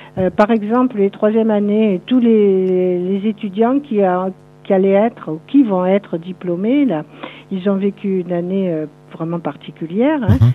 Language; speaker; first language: French; native; French